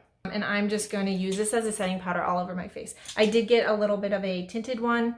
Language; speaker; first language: English; native; English